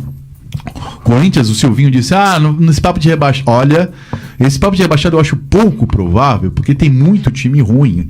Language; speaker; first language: Portuguese; native; Portuguese